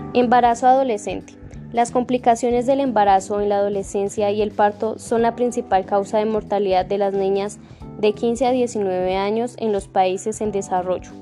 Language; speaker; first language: Spanish; native; Spanish